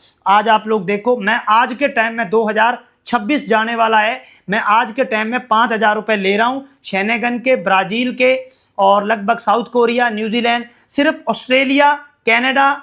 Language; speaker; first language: Hindi; native; Hindi